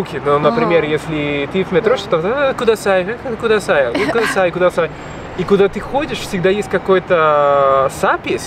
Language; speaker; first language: Russian; non-native, fluent; Spanish